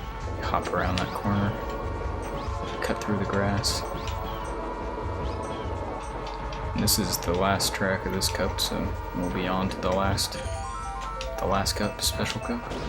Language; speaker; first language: English; native; English